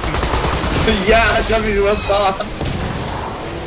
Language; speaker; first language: German; native; German